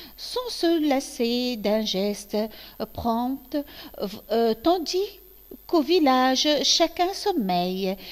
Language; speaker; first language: French; non-native, local second language; Arabic